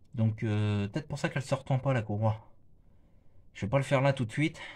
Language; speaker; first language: French; native; French